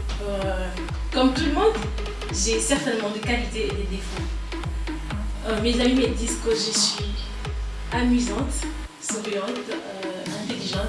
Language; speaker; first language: French; non-native, local second language; Lingala